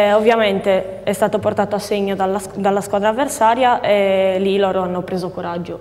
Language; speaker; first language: Italian; native; Italian